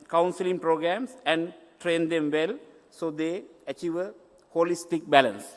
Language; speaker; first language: English; non-native, local second language; Sinhala